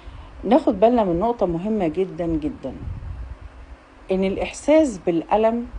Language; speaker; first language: Arabic; native; Arabic